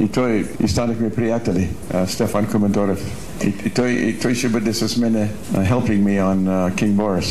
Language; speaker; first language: Bulgarian; early bilingual, heritage; Bulgarian